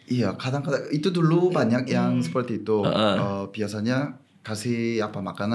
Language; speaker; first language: Indonesian; non-native, fluent; Korean